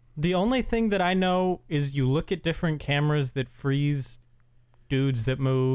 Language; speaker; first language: English; native; English